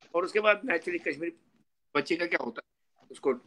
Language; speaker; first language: Hindi; native; Hindi